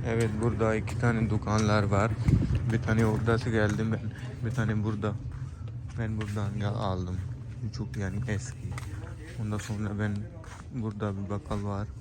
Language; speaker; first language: Turkish; non-native, learner; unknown